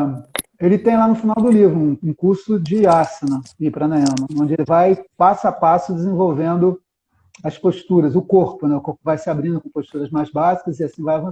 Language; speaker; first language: Portuguese; native; Portuguese